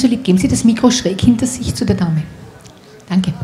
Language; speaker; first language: German; native; German